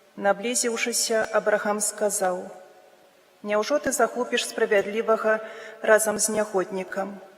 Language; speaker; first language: Belarusian; native; Belarusian